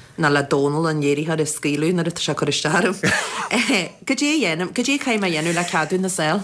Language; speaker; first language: Irish; native; Irish